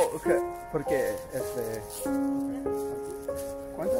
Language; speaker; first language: Spanish; non-native, learner; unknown